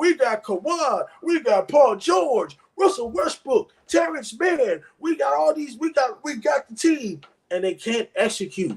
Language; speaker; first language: English; native; English